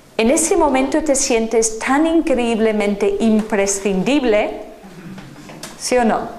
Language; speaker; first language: Spanish; non-native, fluent; English